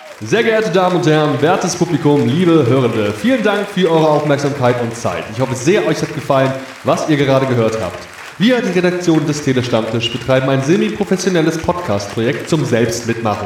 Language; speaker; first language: German; native; German